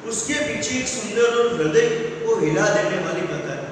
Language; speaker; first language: Hindi; non-native, local second language; Gujarati